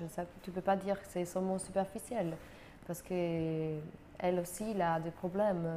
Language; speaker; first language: French; non-native, fluent; Italian